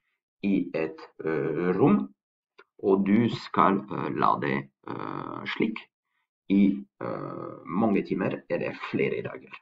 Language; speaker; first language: Norwegian; non-native, fluent; French